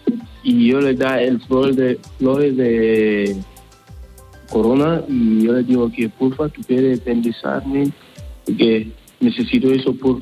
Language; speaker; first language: Spanish; non-native, learner; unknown